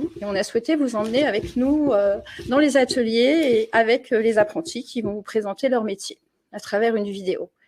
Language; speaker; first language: French; native; French